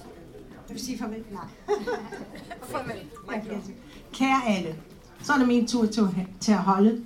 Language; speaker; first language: Danish; non-native, fluent; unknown